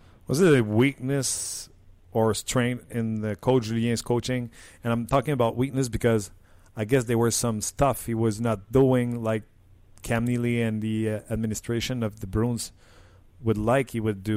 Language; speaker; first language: English; non-native, fluent; French